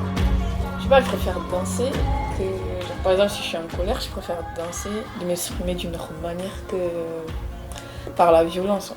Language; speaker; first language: French; early bilingual, other home language; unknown